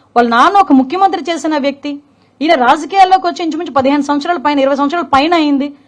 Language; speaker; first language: Telugu; native; Telugu